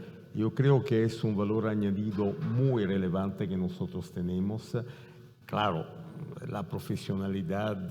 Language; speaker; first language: Spanish; non-native, fluent; Italian